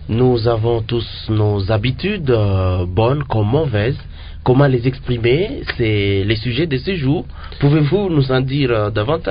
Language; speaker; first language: French; non-native, local second language; Lingala